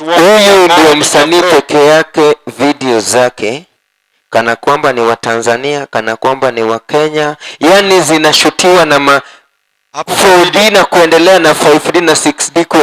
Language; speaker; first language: Swahili; non-native, local second language; Luo (Kenya and Tanzania)